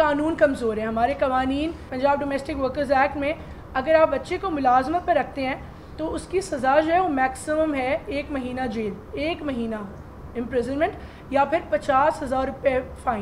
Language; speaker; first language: Urdu; native; Urdu